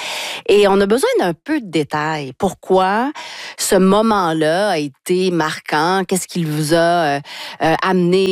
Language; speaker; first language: French; native; French